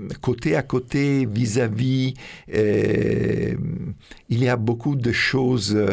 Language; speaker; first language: French; non-native, fluent; Italian